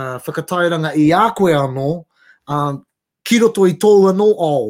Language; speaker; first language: Māori; non-native, local second language; English